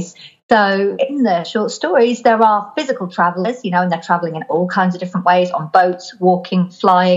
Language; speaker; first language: English; native; English